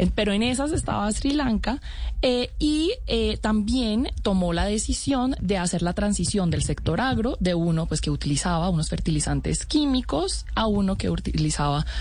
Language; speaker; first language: Spanish; native; Spanish